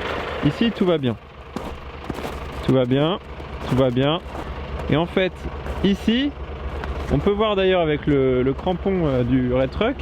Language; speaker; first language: French; native; French